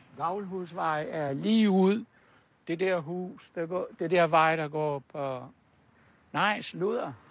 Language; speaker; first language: Danish; non-native, fluent; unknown